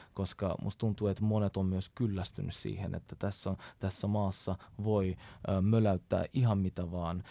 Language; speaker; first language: Finnish; early bilingual, other home language; Turkish